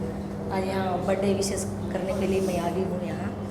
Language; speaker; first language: Hindi; non-native, local second language; Lambadi